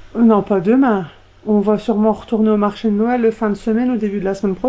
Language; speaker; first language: French; native; French